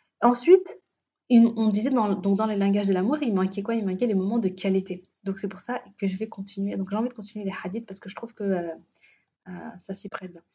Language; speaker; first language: French; early bilingual, other home language; Arabic